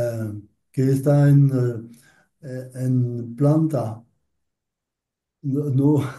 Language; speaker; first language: Spanish; non-native, learner; French